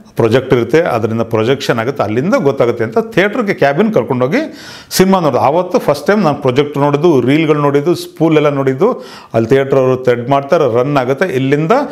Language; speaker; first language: Kannada; native; Kannada